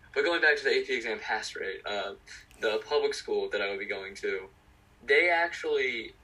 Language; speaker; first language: English; native; English